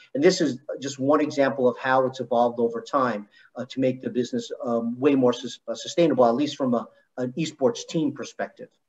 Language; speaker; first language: English; native; English